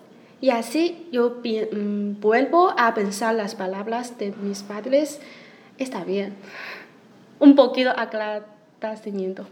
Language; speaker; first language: Spanish; non-native, learner; Chinese